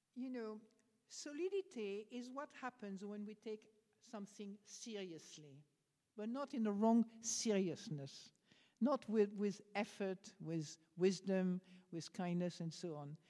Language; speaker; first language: English; non-native, fluent; French